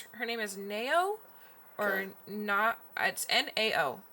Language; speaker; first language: English; native; English